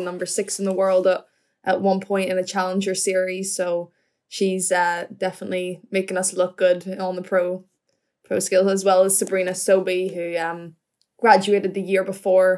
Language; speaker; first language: English; native; English